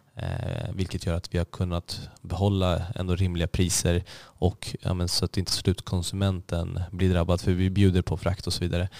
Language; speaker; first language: Swedish; native; Swedish